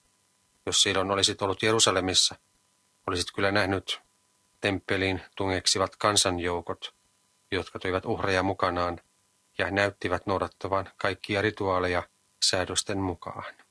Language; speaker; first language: Finnish; native; Finnish